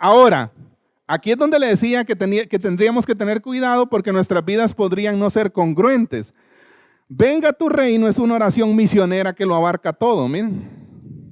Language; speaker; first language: Spanish; native; Spanish